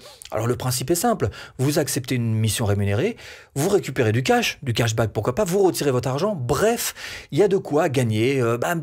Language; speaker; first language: French; native; French